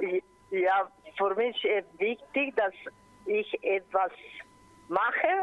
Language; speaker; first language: German; non-native, learner; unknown